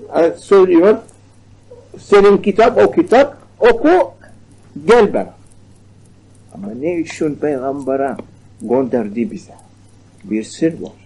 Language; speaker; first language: Turkish; non-native, learner; Arabic